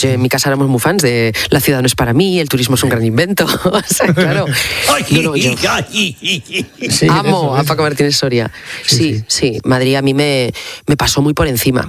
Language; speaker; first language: Spanish; native; Spanish